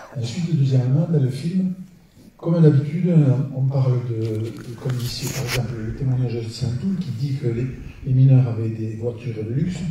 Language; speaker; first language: French; native; French